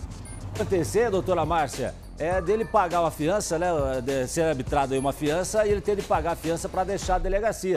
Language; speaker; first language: Portuguese; native; Portuguese